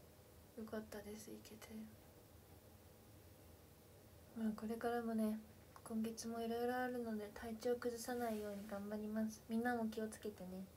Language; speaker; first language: Japanese; native; Japanese